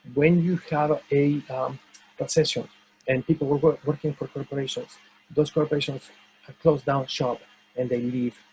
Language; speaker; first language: English; non-native, fluent; Spanish